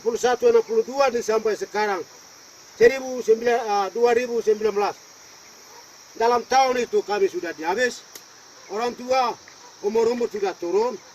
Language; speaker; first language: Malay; non-native, local second language; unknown